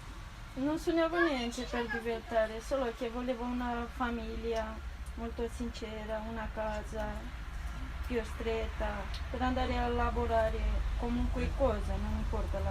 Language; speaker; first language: Italian; non-native, learner; Romanian